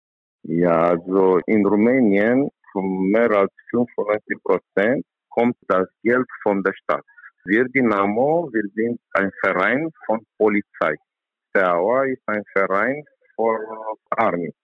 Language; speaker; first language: German; non-native, learner; Romanian